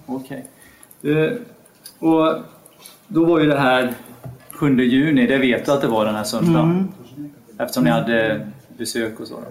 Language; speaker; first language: Swedish; native; Swedish